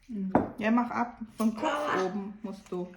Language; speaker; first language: German; non-native, fluent; Filipino